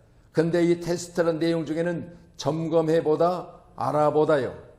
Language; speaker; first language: Korean; native; Korean